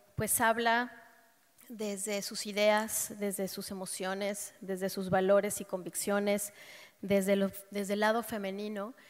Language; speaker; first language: Spanish; native; Spanish